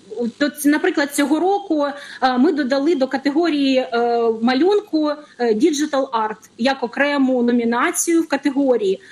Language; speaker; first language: Ukrainian; native; Ukrainian